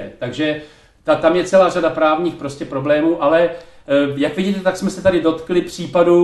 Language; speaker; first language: Czech; native; Czech